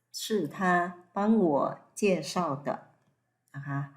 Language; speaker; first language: Chinese; non-native, fluent; Thai